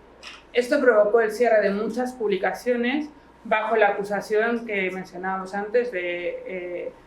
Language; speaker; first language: Spanish; native; Spanish